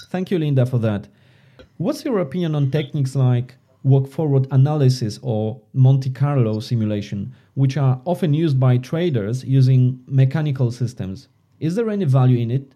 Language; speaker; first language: English; non-native, fluent; Polish